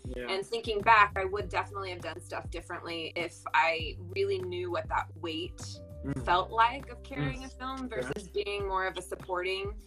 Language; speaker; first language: English; native; English